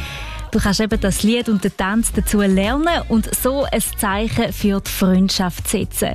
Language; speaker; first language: German; native; German